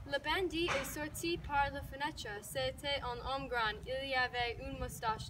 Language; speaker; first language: French; non-native, learner; English